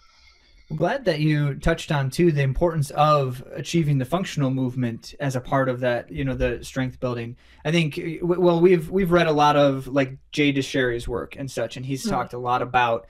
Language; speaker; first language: English; native; English